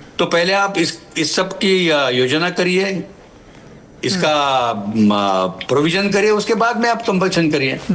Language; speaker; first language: Hindi; non-native, local second language; Marathi